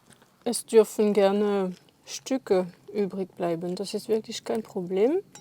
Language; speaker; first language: German; non-native, fluent; French